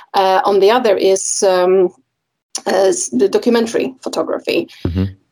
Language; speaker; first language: English; non-native, fluent; Polish